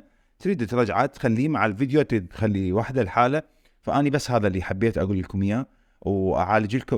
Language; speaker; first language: Arabic; native; Arabic